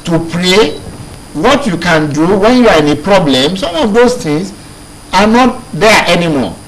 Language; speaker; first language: English; non-native, local second language; Yoruba